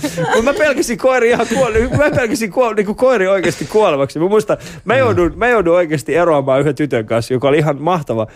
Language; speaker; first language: Finnish; early bilingual, other home language; Persian